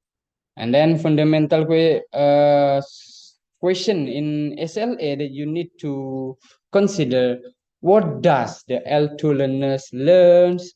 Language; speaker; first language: English; non-native, fluent; Indonesian